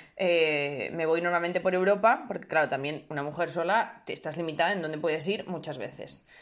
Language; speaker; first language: Spanish; native; Spanish